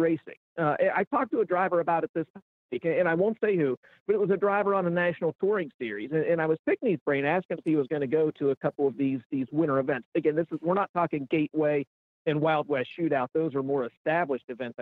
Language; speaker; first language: English; native; English